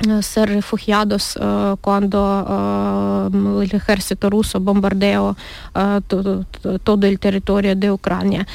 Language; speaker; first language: Spanish; non-native, learner; Ukrainian